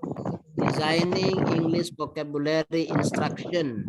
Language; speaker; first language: English; non-native, fluent; Indonesian